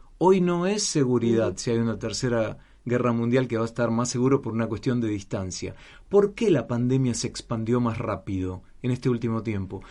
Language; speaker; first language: Spanish; native; Spanish